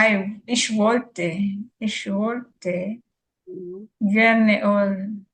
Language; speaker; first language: German; non-native, learner; Filipino